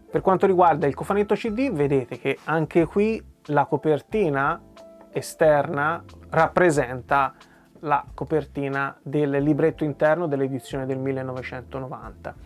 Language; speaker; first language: Italian; native; Italian